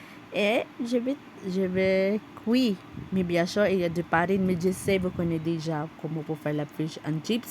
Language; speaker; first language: French; non-native, learner; Cebuano